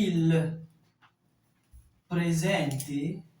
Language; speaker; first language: Italian; non-native, fluent; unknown